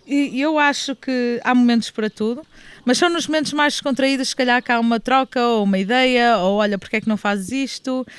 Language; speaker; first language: Portuguese; native; Portuguese